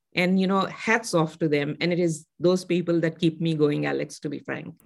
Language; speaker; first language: English; non-native, local second language; Urdu